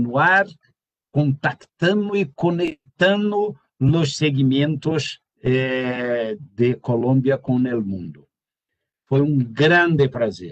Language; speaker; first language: Spanish; non-native, learner; Portuguese